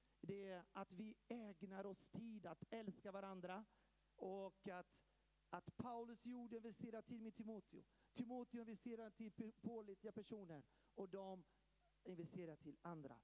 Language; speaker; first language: Swedish; early bilingual, heritage; Swedish